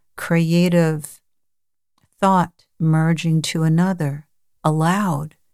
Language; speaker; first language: English; native; English